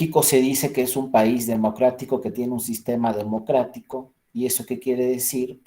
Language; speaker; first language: Spanish; native; Spanish